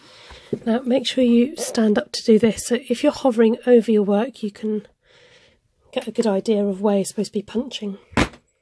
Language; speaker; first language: English; native; English